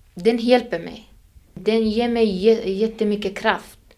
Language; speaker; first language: Swedish; non-native, fluent; Persian